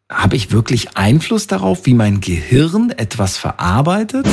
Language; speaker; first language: German; native; German